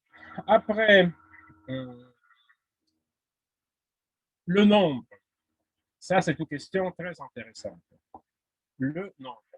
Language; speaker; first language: French; non-native, fluent; Russian